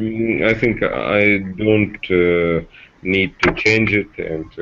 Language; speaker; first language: English; non-native, learner; Russian